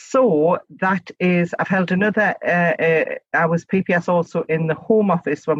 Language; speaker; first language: English; native; English